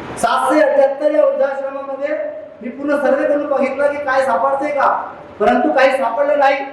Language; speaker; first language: Marathi; non-native, local second language; Urdu